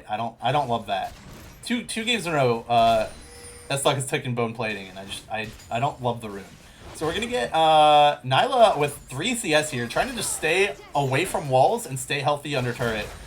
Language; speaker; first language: English; native; English